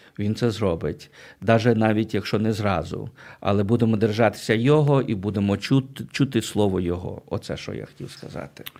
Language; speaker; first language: Ukrainian; native; Ukrainian